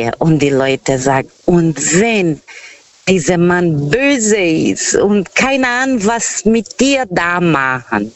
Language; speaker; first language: German; non-native, learner; Portuguese